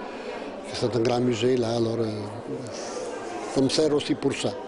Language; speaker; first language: French; non-native, fluent; Italian